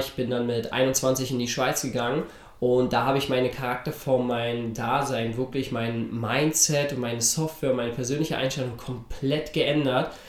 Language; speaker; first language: German; native; German